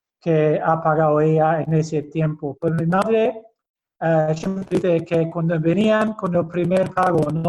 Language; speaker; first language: Spanish; early bilingual, heritage; Basque